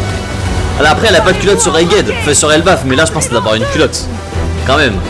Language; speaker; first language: French; native; French